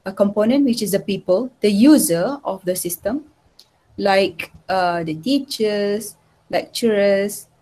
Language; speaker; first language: English; non-native, local second language; Malay